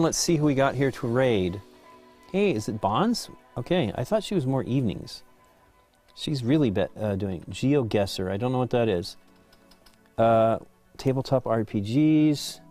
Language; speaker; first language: English; native; English